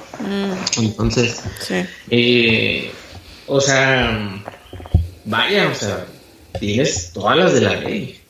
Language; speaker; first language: Spanish; native; Spanish